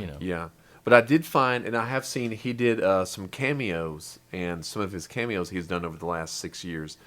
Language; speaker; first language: English; native; English